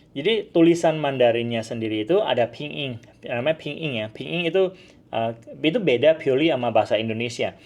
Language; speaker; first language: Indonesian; non-native, local second language; Hakka Chinese